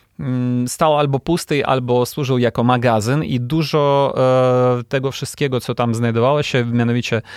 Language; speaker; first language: Polish; non-native, fluent; Ukrainian